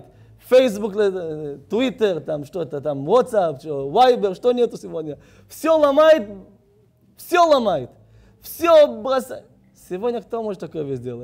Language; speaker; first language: Russian; non-native, learner; Hebrew